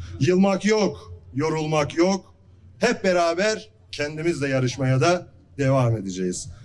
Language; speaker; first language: Turkish; native; Turkish